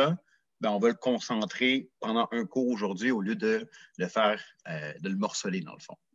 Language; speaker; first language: French; native; French